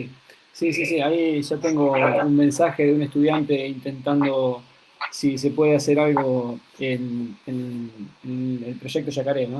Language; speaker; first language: Spanish; native; Spanish